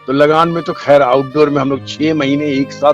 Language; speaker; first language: Hindi; native; Hindi